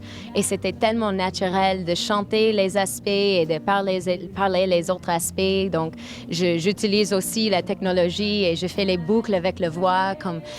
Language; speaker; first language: French; non-native, local second language; English